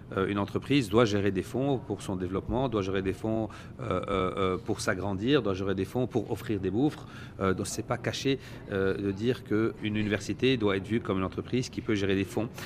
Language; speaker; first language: French; non-native, local second language; Arabic